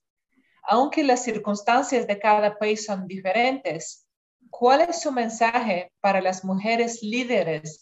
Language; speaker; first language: Spanish; non-native, fluent; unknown